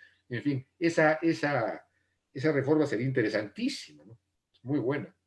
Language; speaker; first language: Spanish; native; Spanish